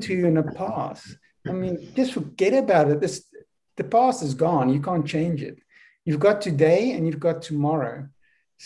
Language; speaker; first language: English; non-native, local second language; Afrikaans